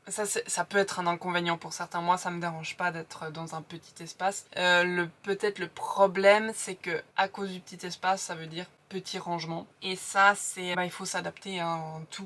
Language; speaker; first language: French; native; French